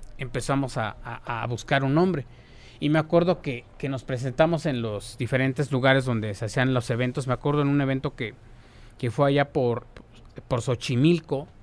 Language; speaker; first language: Spanish; native; Spanish